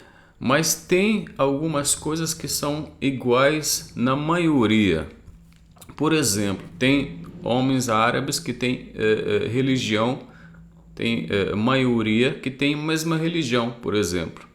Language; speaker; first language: Portuguese; non-native, fluent; Arabic